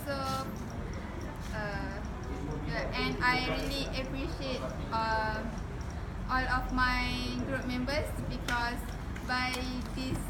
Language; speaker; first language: English; non-native, local second language; Malay